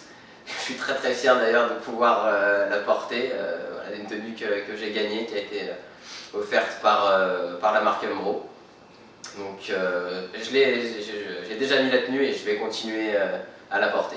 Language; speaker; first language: French; native; French